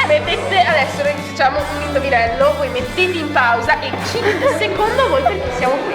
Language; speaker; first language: Italian; native; Italian